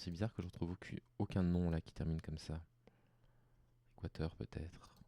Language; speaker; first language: French; native; French